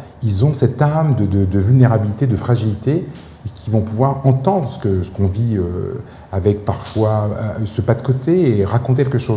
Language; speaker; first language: French; native; French